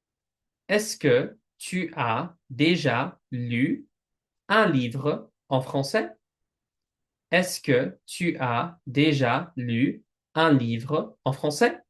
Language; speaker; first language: French; non-native, fluent; English